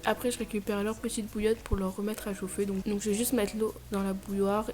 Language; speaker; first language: French; native; French